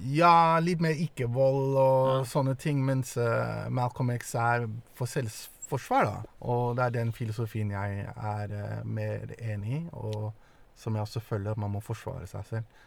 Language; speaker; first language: Norwegian; early bilingual, other home language; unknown